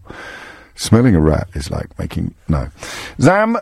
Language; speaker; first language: English; native; English